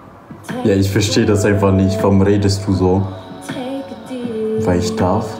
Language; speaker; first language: German; non-native, fluent; Polish